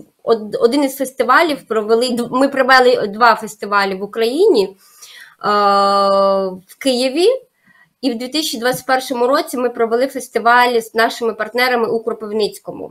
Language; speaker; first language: Ukrainian; native; Ukrainian